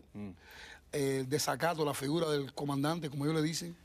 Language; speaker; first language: Spanish; native; Spanish